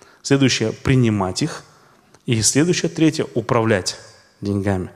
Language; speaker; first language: Russian; native; Russian